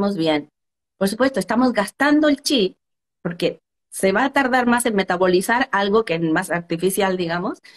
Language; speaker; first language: Spanish; native; Spanish